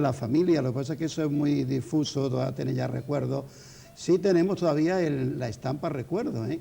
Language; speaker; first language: Spanish; native; Spanish